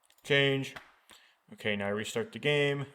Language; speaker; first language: English; native; English